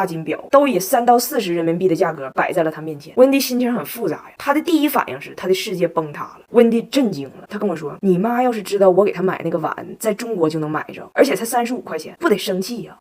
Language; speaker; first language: Chinese; native; Chinese